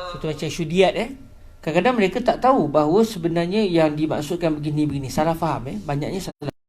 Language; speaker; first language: Malay; native; Malay